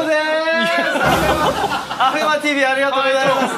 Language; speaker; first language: Japanese; non-native, learner; Korean